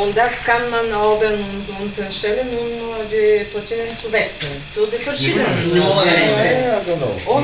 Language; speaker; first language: German; non-native, fluent; Bulgarian